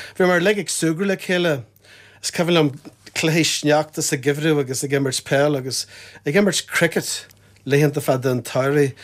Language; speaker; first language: Irish; non-native, local second language; English